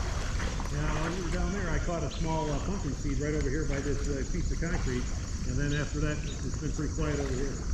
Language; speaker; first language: English; native; English